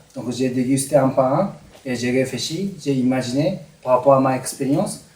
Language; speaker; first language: French; non-native, learner; Japanese